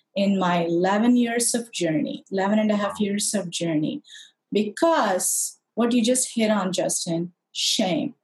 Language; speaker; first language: English; non-native, local second language; Tamil